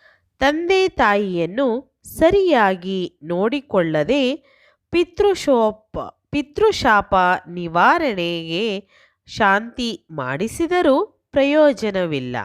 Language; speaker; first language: Kannada; native; Kannada